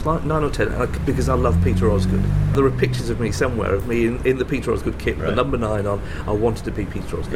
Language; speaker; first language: English; native; English